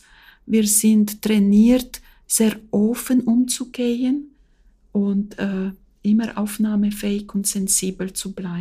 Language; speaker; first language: German; non-native, fluent; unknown